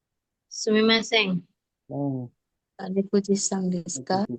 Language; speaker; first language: Japanese; non-native, learner; Indonesian